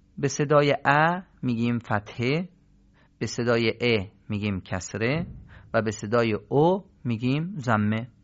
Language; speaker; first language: Persian; native; Persian